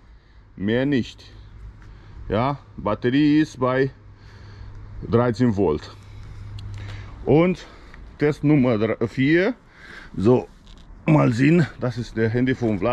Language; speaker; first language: German; non-native, fluent; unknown